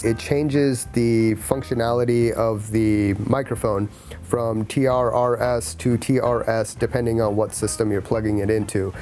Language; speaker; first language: English; native; English